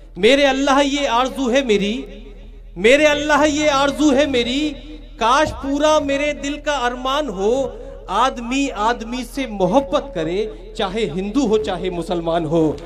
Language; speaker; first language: Hindi; native; Hindi